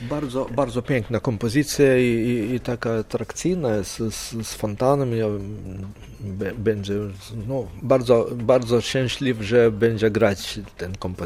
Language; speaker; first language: Polish; non-native, learner; Lithuanian